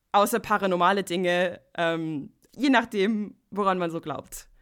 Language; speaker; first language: German; non-native, fluent; English